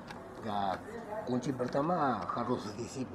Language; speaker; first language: Indonesian; non-native, fluent; Spanish